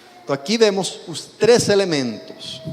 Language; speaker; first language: Portuguese; non-native, fluent; Spanish